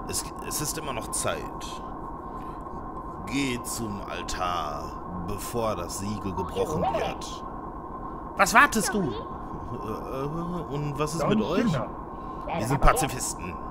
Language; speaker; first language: German; native; German